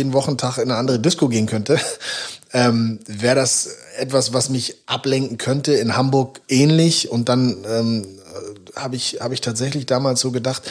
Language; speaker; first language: German; native; German